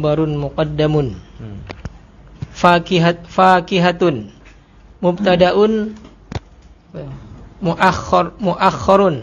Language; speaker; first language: Arabic; non-native, learner; Indonesian